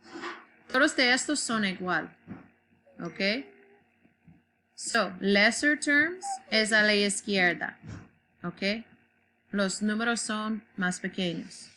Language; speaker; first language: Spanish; non-native, learner; English